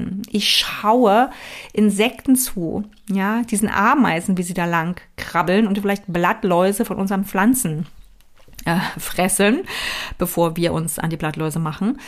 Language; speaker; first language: German; native; German